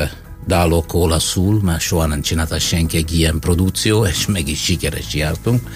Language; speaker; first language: Hungarian; non-native, fluent; Italian